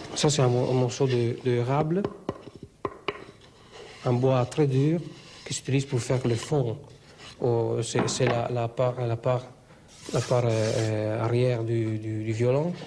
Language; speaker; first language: French; non-native, fluent; Italian